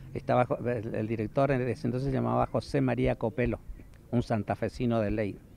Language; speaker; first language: Spanish; native; Spanish